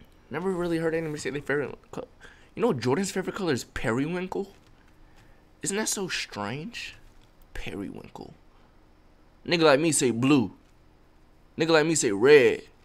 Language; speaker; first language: English; native; English